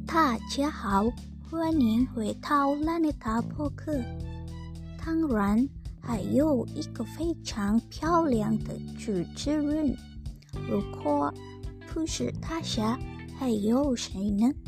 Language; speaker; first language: Chinese; non-native, learner; Indonesian